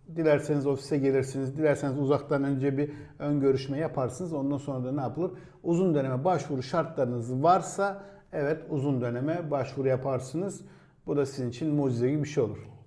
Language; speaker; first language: Turkish; native; Turkish